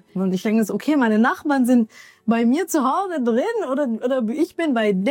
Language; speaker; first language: German; early bilingual, other home language; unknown